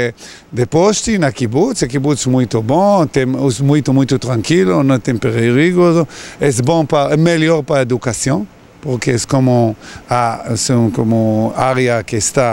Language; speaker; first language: Portuguese; non-native, learner; Hebrew